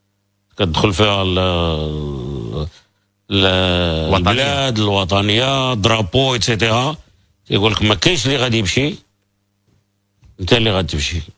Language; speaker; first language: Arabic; native; Arabic